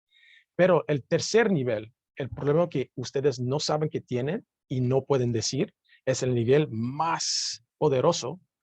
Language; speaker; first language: Spanish; non-native, learner; English